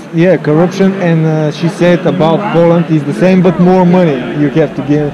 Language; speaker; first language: English; non-native, learner; Bulgarian